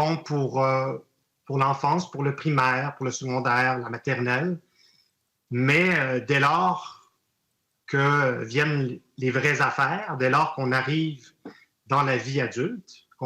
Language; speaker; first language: French; native; French